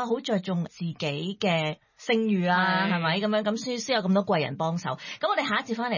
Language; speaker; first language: Cantonese; native; Cantonese